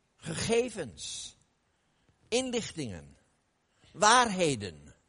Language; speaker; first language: Dutch; non-native, fluent; English